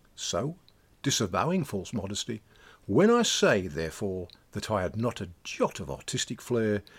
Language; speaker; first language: English; native; English